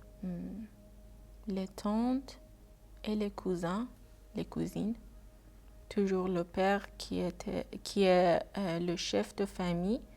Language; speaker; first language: French; non-native, learner; Persian